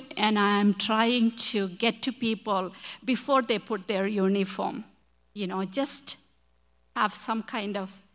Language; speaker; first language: English; non-native, local second language; Malayalam